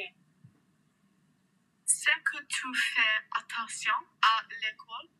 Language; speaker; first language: French; non-native, learner; English